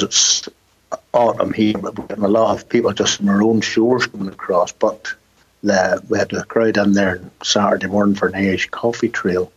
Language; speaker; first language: English; native; English